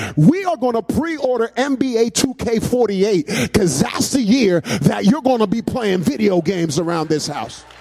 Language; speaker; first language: English; native; English